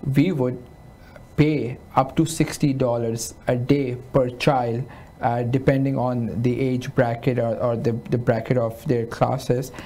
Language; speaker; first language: English; non-native, local second language; Hindi